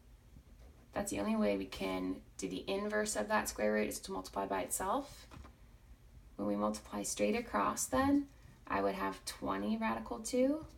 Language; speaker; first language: English; native; English